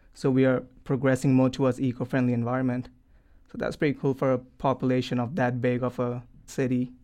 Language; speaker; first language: English; non-native, local second language; Hindi